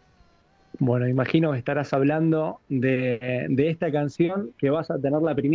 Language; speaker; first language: Spanish; native; Spanish